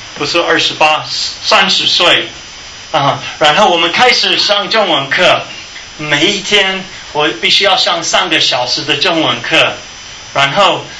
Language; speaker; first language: Chinese; non-native, fluent; English